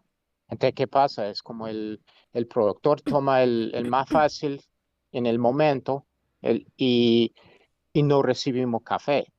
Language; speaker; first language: Spanish; non-native, fluent; English